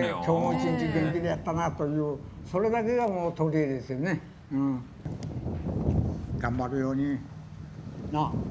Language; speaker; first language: Japanese; native; Japanese